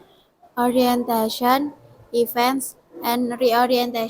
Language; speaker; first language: English; non-native, learner; Indonesian